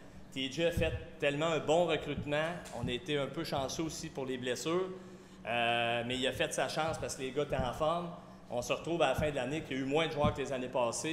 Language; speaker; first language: French; native; French